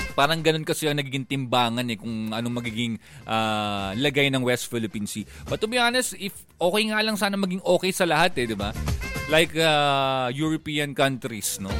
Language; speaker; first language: Filipino; non-native, local second language; Bikol